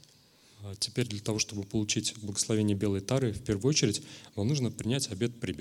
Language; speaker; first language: Russian; native; Russian